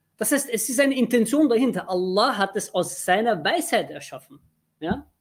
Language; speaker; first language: German; early bilingual, other home language; Turkish